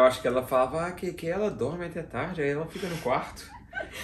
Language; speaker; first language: Portuguese; native; Portuguese